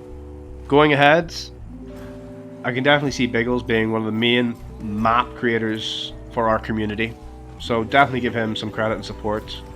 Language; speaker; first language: English; native; English